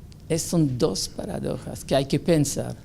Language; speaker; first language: Spanish; non-native, fluent; French